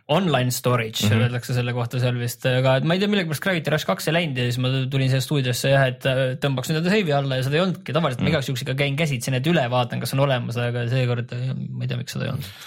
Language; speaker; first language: Estonian; native; Estonian